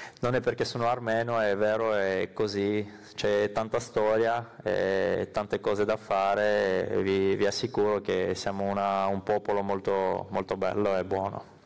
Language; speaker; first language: Italian; non-native, fluent; Armenian